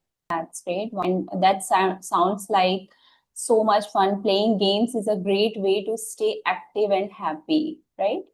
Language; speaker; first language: English; non-native, fluent; Hindi